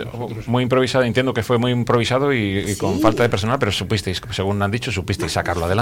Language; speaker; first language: Spanish; native; Spanish